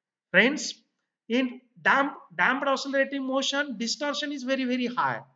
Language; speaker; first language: English; non-native, local second language; Marathi